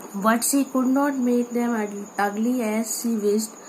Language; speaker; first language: English; non-native, local second language; Hindi